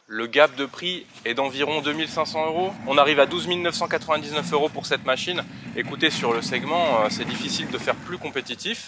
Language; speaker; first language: French; native; French